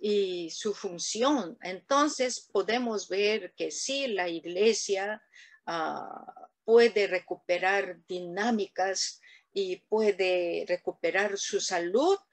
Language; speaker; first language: Spanish; non-native, learner; Korean